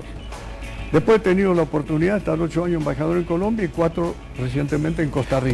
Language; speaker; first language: Spanish; native; Spanish